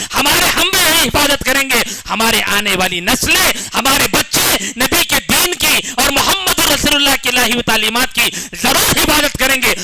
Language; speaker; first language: Urdu; native; Urdu